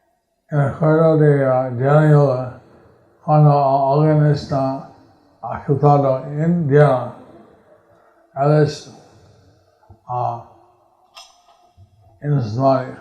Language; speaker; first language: Spanish; non-native, learner; English